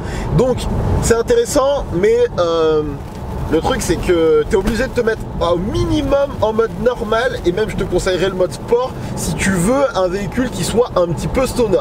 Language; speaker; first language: French; native; French